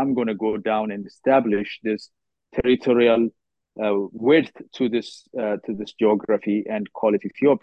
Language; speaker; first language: English; non-native, fluent; Oromo